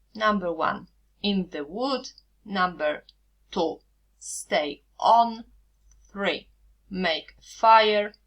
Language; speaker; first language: English; non-native, fluent; Polish